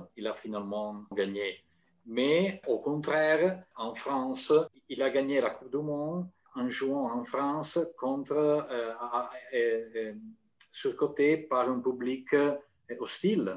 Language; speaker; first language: French; non-native, fluent; Italian